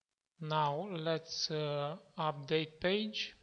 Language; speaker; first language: English; non-native, fluent; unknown